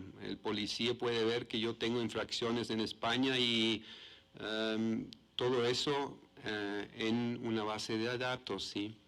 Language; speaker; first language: Spanish; non-native, fluent; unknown